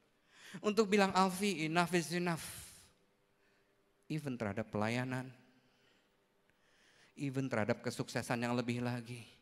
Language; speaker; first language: Indonesian; native; Indonesian